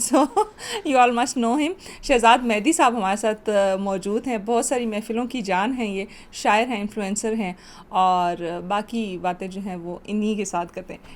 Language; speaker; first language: Urdu; non-native, local second language; Pashto